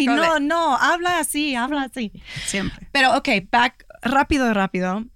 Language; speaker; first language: Spanish; early bilingual, heritage; Spanish